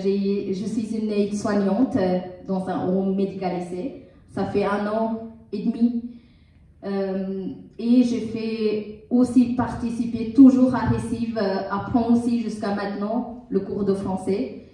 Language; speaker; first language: French; non-native, learner; Tamil